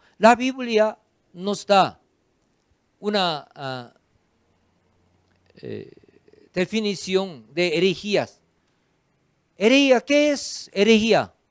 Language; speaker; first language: Spanish; non-native, fluent; Korean